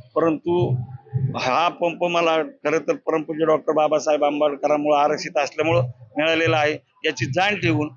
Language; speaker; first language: Marathi; native; Marathi